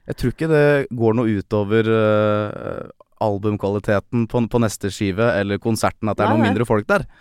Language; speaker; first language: Norwegian; native; Norwegian